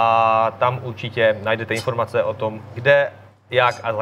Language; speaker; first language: Czech; native; Czech